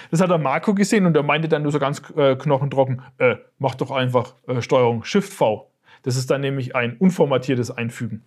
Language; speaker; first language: German; native; German